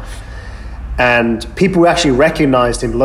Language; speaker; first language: English; native; English